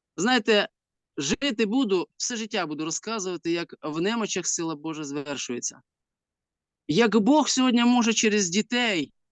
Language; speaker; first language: Ukrainian; native; Ukrainian